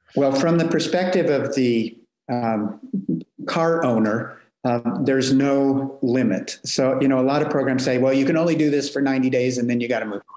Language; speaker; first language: English; native; English